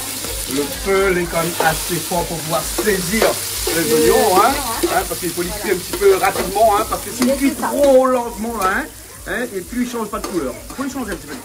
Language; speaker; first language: French; non-native, local second language; Réunion Creole French